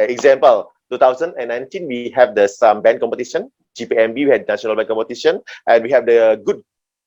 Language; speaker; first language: English; non-native, learner; Indonesian